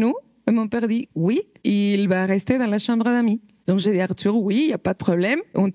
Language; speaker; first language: French; non-native, fluent; Spanish